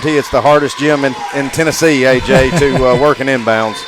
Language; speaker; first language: English; native; English